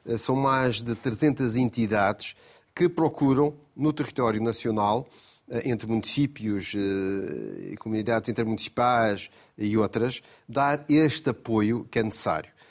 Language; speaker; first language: Portuguese; native; Portuguese